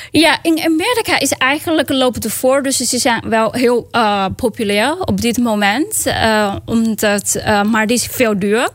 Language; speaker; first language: Dutch; non-native, learner; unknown